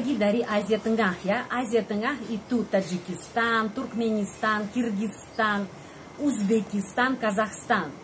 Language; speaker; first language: Indonesian; non-native, fluent; Russian